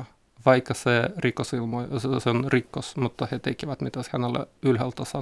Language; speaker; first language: Finnish; non-native, learner; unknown